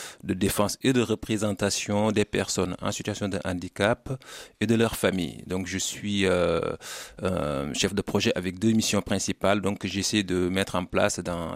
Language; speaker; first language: French; non-native, local second language; Wolof